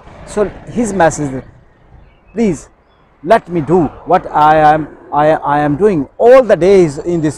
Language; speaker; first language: English; non-native, local second language; Urdu